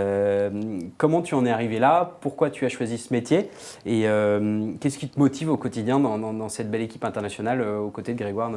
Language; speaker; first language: French; native; French